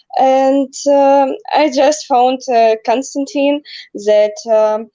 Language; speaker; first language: English; non-native, learner; Russian